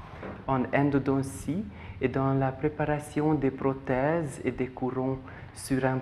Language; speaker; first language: French; non-native, fluent; Hungarian